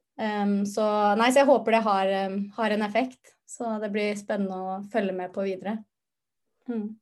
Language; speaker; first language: Norwegian; native; Norwegian